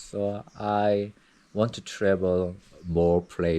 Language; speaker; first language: English; non-native, learner; Korean